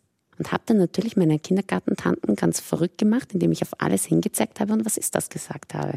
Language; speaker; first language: German; early bilingual, other home language; Persian